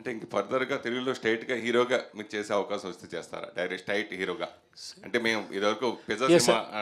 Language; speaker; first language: Telugu; native; Telugu